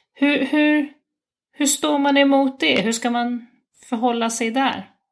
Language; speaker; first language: Swedish; native; Swedish